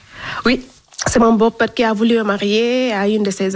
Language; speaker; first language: French; non-native, local second language; Fula